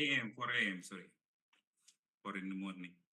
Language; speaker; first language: English; non-native, learner; Indonesian